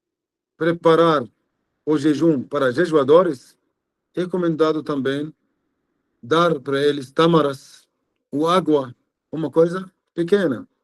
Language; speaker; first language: Portuguese; non-native, fluent; Arabic